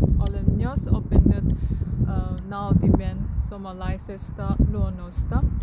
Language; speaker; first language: Finnish; non-native, learner; Burmese